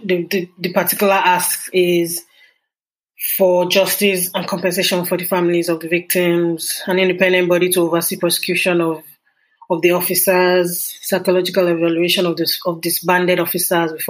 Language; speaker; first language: English; non-native, local second language; Yoruba